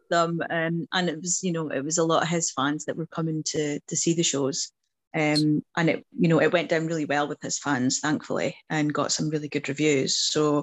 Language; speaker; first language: English; native; English